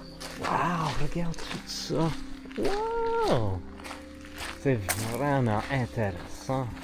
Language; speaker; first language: French; non-native, learner; English